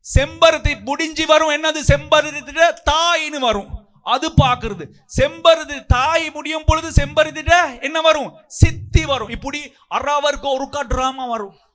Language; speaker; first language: Tamil; non-native, local second language; Sinhala